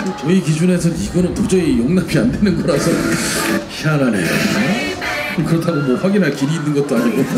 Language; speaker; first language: Korean; native; Korean